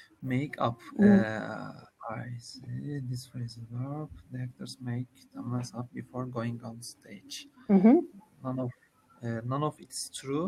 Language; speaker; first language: English; non-native, learner; Turkish